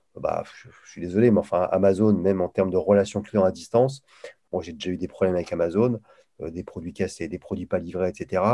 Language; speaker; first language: French; native; French